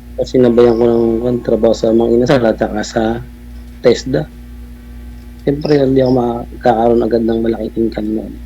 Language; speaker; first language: Filipino; native; Filipino